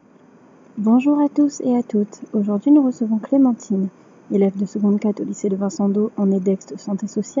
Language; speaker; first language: French; native; French